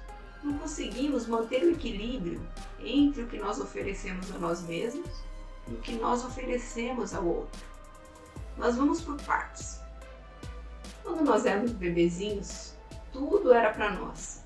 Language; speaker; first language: Portuguese; native; Portuguese